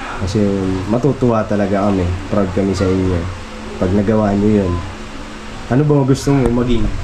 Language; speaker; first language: Filipino; non-native, local second language; Waray